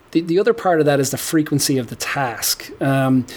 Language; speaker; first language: English; native; English